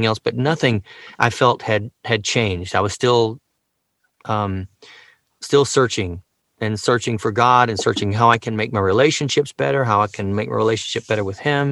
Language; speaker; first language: English; native; English